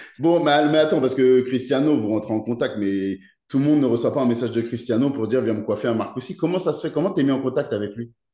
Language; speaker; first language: French; native; French